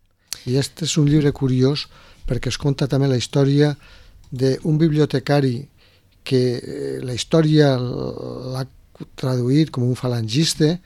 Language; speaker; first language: Catalan; native; Catalan